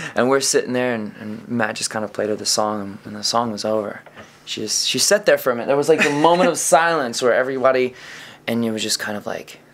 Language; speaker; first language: English; native; English